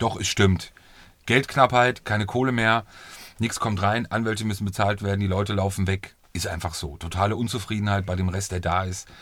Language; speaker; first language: German; native; German